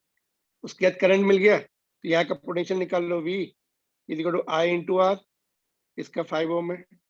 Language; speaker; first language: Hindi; non-native, local second language; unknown